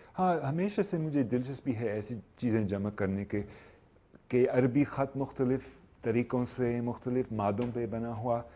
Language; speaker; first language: Urdu; non-native, fluent; English